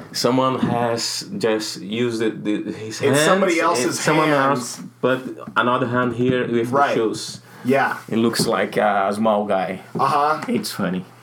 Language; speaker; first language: English; non-native, fluent; Portuguese